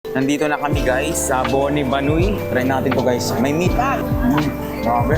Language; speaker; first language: Filipino; native; Filipino